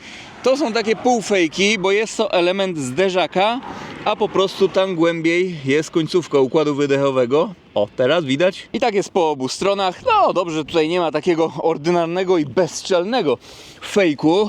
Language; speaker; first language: Polish; native; Polish